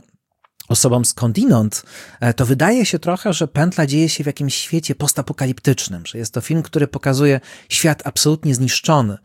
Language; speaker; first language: Polish; native; Polish